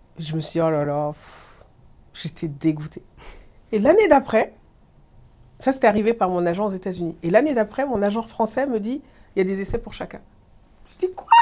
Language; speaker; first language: French; early bilingual, other home language; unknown